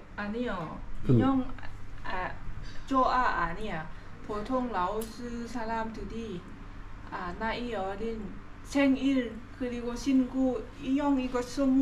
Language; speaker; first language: Korean; non-native, learner; Lao